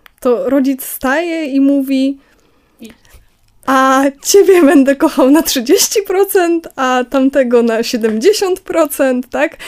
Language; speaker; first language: Polish; native; Polish